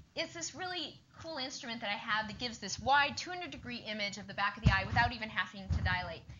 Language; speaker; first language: English; native; English